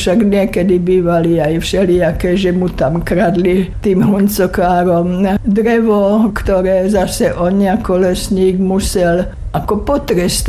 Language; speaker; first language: Slovak; non-native, local second language; German